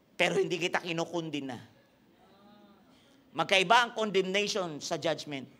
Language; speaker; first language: Filipino; native; Filipino